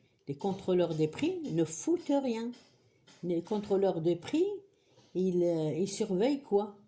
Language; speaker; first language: French; non-native, local second language; Kabyle